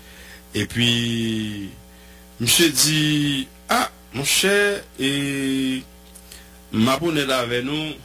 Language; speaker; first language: French; non-native, local second language; Haitian Creole